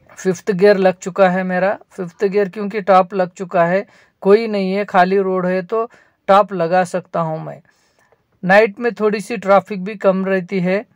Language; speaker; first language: Hindi; non-native, local second language; Marathi